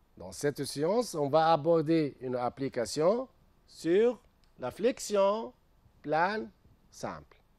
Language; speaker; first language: French; non-native, local second language; Arabic